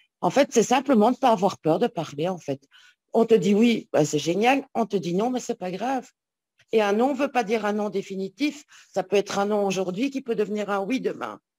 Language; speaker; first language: French; native; French